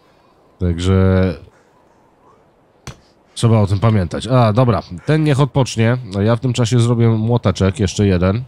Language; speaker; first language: Polish; native; Polish